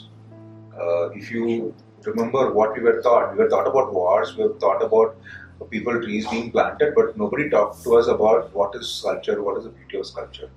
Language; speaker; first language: English; non-native, local second language; Tamil